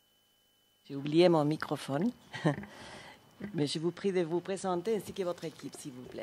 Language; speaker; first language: French; non-native, fluent; Spanish